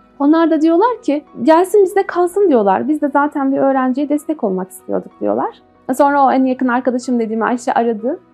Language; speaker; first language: Turkish; native; Turkish